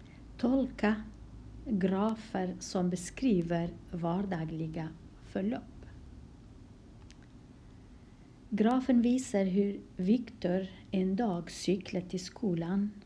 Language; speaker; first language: Swedish; non-native, fluent; Kurdish